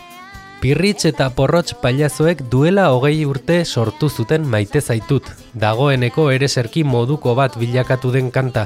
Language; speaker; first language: Basque; native; Basque